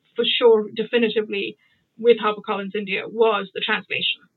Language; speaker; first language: English; non-native, local second language; Gujarati